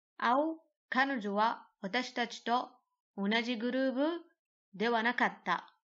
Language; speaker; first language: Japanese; non-native, learner; Arabic